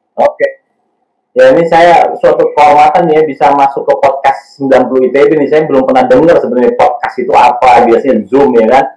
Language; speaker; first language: Indonesian; native; Indonesian